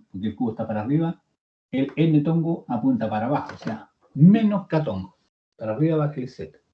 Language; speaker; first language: Spanish; native; Spanish